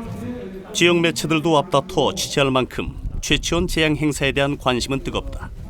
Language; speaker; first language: Korean; native; Korean